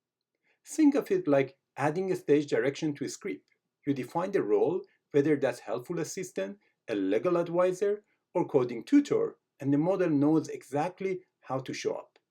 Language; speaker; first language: English; non-native, fluent; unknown